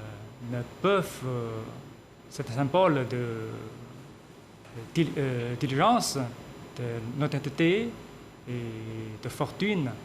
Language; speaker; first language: French; non-native, fluent; Chinese